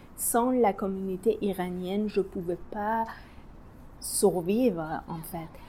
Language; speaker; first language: French; non-native, learner; Persian